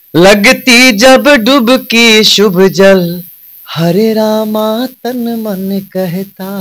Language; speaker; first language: Hindi; non-native, local second language; Bhojpuri